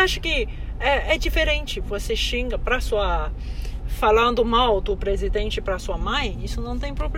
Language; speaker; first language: Portuguese; non-native, fluent; Chinese